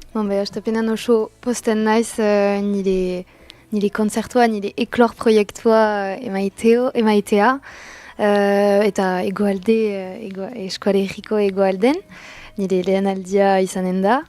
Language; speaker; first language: Basque; non-native, local second language; French